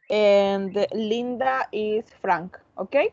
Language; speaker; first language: English; non-native, learner; Spanish